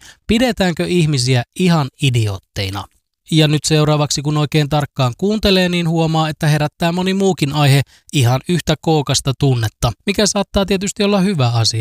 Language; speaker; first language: Finnish; native; Finnish